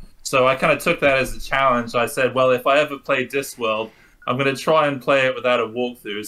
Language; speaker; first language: English; native; English